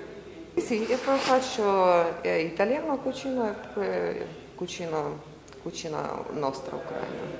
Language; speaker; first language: Italian; non-native, learner; Ukrainian